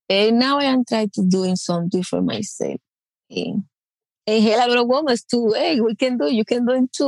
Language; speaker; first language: English; non-native, learner; Spanish